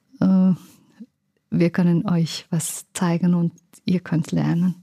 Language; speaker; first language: German; non-native, learner; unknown